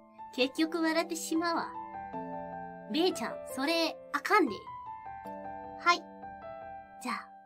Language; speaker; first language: Japanese; non-native, fluent; English